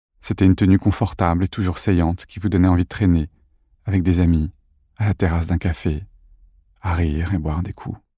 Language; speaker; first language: French; native; French